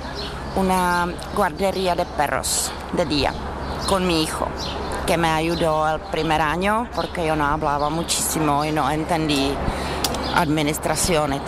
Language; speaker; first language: Spanish; non-native, learner; Czech